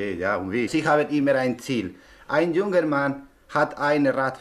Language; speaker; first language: German; non-native, learner; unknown